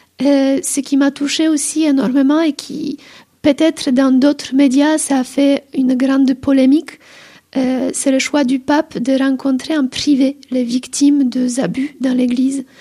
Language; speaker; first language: French; non-native, fluent; Polish